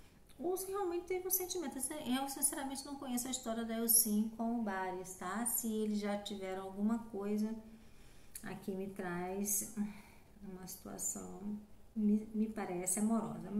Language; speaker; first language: Portuguese; native; Portuguese